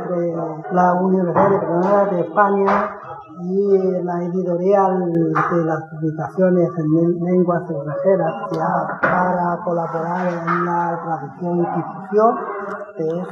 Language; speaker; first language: Spanish; non-native, fluent; Chinese